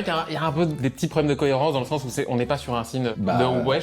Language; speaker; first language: French; native; French